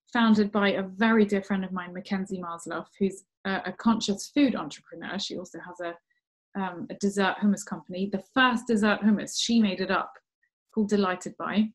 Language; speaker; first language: English; native; English